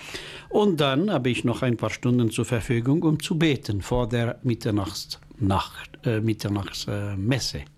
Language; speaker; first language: German; non-native, local second language; French